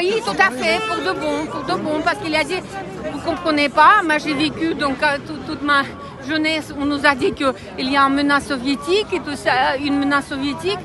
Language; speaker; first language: French; non-native, fluent; Russian